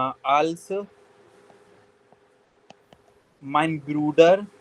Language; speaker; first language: German; non-native, learner; Hindi